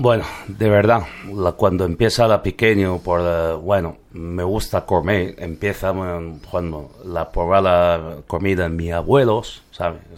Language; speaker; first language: Spanish; non-native, learner; Chinese